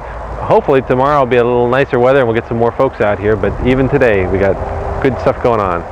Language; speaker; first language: English; native; English